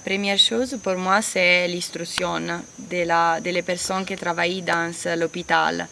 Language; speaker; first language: French; non-native, learner; Italian